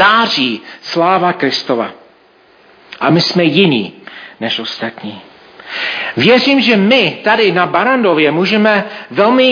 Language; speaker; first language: Czech; non-native, fluent; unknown